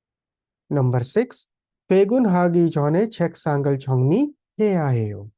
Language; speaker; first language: Korean; non-native, fluent; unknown